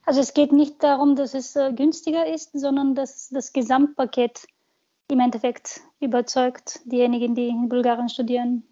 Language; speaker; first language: German; non-native, fluent; Bulgarian